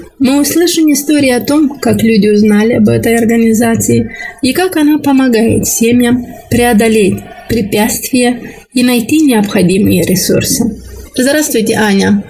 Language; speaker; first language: Russian; non-native, local second language; Romanian